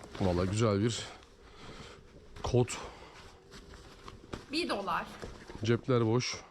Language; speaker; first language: Turkish; native; Turkish